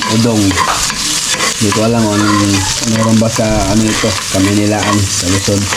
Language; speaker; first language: Filipino; non-native, local second language; Cebuano